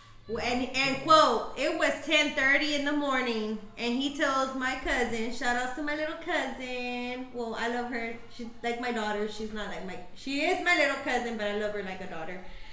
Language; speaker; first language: English; early bilingual, other home language; Spanish